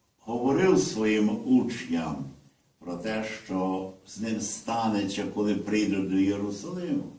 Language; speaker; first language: Ukrainian; early bilingual, heritage; Ukrainian